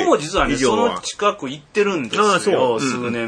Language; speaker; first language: Japanese; native; Japanese